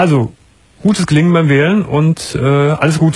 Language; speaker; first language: German; native; German